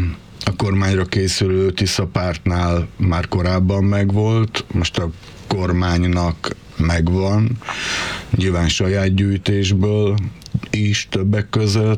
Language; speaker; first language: Hungarian; native; Hungarian